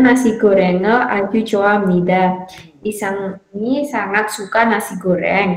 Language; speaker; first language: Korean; non-native, learner; Indonesian